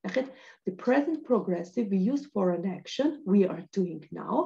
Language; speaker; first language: English; non-native, fluent; Georgian